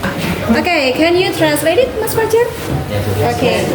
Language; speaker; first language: English; non-native, learner; Indonesian